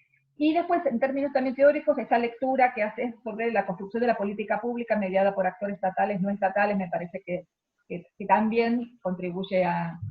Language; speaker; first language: Spanish; native; Spanish